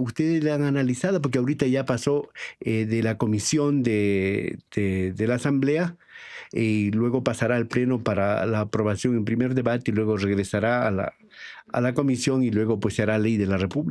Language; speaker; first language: Spanish; native; Spanish